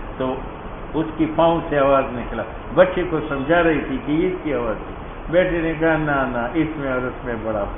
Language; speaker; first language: Urdu; non-native, local second language; Pashto